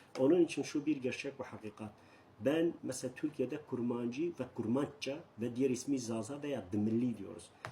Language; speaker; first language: Turkish; non-native, local second language; Kurdish